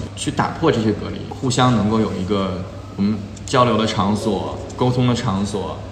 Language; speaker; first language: Chinese; native; Chinese